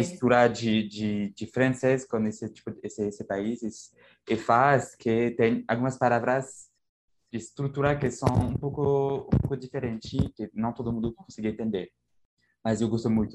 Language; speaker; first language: Portuguese; non-native, learner; French